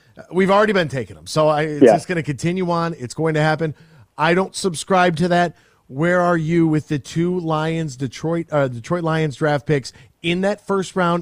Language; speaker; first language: English; native; English